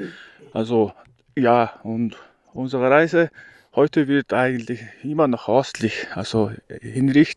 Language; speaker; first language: German; non-native, learner; Mongolian